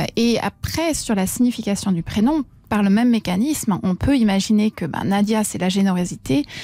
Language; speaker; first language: French; native; French